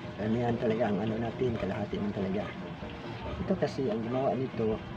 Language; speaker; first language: Filipino; non-native, local second language; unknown